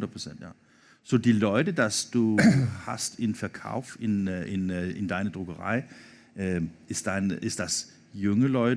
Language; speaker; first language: German; non-native, learner; Danish